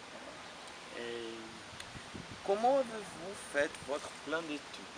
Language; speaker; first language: French; non-native, fluent; Portuguese